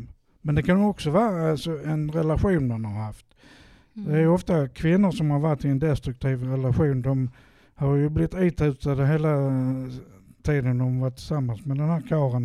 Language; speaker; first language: Swedish; native; Swedish